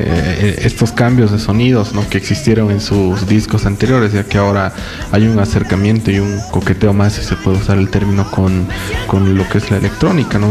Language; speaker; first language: Spanish; native; Spanish